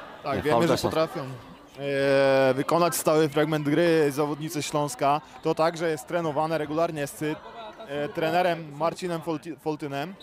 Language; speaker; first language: Polish; native; Polish